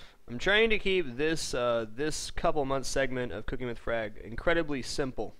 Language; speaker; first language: English; native; English